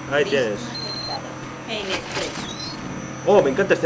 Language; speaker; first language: Spanish; native; Spanish